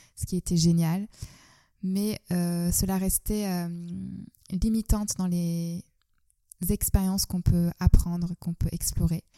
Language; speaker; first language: French; non-native, fluent; Turkish